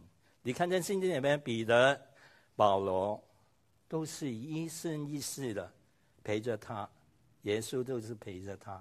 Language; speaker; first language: Chinese; non-native, local second language; Cantonese